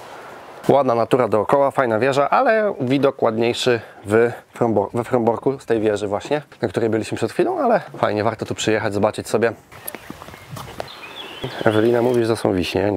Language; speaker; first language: Polish; native; Polish